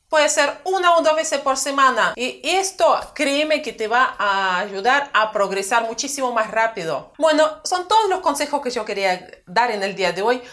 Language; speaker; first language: Spanish; non-native, fluent; Russian